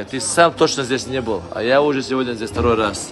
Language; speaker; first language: Russian; non-native, local second language; Chechen